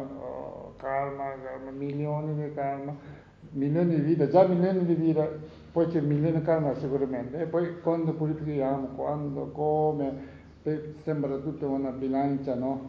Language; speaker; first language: Italian; non-native, learner; Tibetan